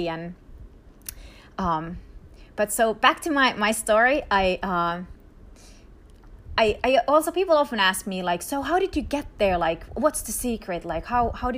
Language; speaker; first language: English; non-native, fluent; Finnish